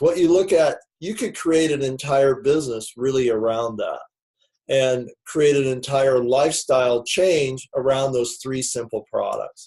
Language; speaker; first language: English; native; English